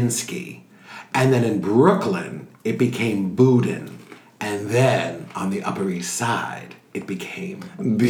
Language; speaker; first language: English; native; English